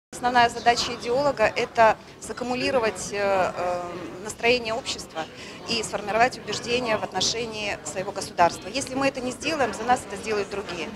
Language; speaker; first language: Russian; native; Russian